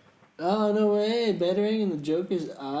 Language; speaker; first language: English; native; English